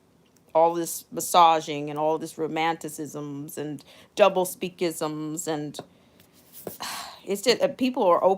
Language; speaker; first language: English; native; English